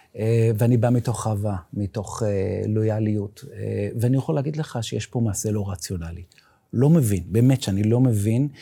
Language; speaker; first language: Hebrew; non-native, local second language; Yiddish